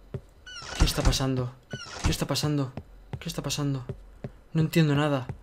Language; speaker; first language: Spanish; native; Spanish